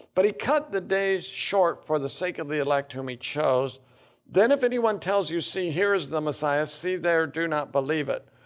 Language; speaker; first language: English; native; English